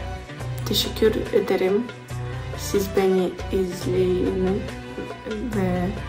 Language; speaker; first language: Turkish; non-native, learner; Ukrainian